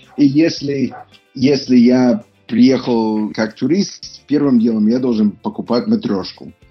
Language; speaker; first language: Russian; non-native, fluent; English